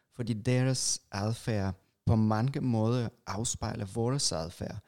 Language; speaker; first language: Danish; non-native, fluent; Russian